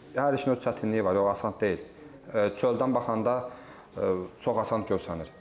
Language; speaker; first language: Azerbaijani; native; Azerbaijani